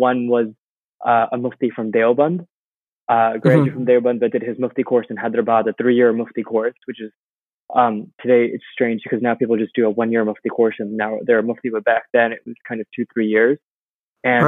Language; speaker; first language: English; native; English